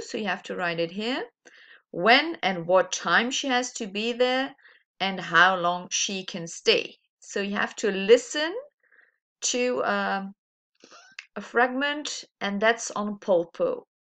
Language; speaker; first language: English; non-native, fluent; Dutch